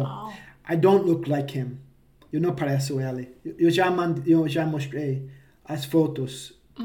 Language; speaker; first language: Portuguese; non-native, fluent; English